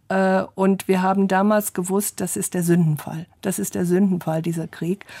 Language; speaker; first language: German; early bilingual, other home language; English